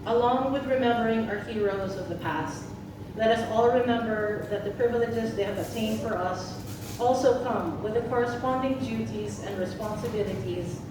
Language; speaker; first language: English; non-native, local second language; Filipino